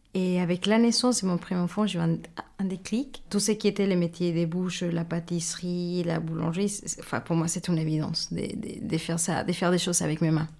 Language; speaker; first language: French; non-native, fluent; Spanish